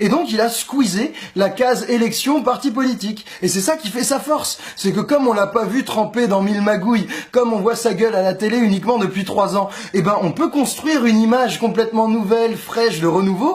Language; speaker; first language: French; native; French